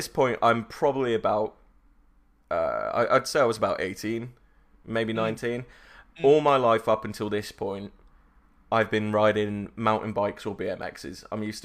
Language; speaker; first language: English; native; English